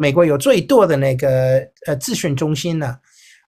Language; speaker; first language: Chinese; non-native, fluent; English